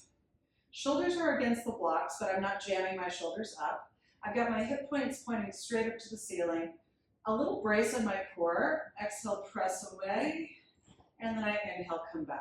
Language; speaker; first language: English; native; English